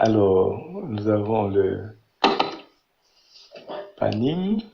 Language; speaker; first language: French; non-native, learner; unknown